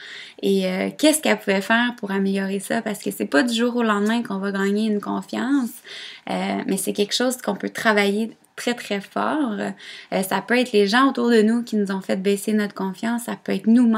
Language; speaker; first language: French; native; French